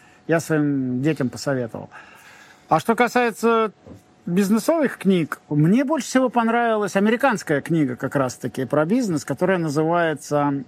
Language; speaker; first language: Russian; native; Russian